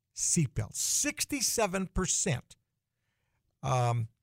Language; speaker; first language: English; native; English